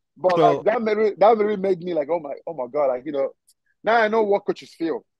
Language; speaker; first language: English; non-native, local second language; Igbo